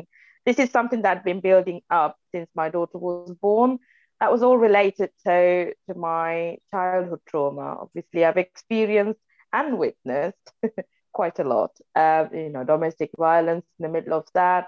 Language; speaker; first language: English; non-native, local second language; Sinhala